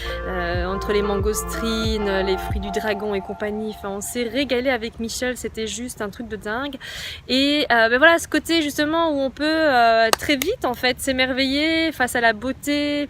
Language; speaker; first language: French; native; French